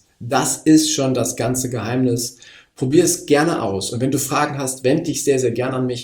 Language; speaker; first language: German; native; German